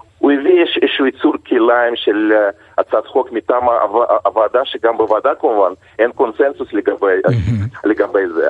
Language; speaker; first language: Hebrew; early bilingual, other home language; Russian